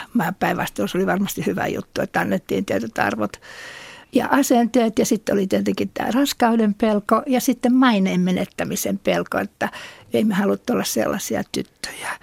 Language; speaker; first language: Finnish; native; Finnish